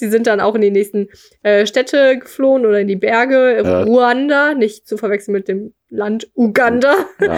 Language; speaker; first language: German; native; German